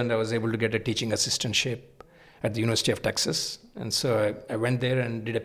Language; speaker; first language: English; non-native, local second language; Telugu